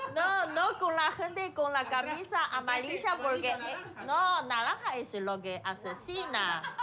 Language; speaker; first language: Spanish; non-native, fluent; Chinese